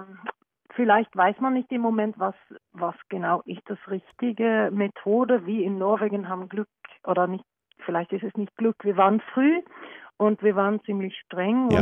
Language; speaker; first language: German; non-native, learner; Norwegian